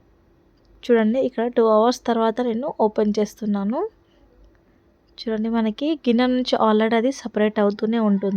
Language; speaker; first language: Telugu; native; Telugu